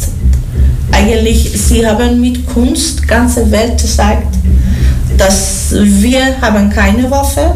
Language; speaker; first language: German; non-native, learner; Persian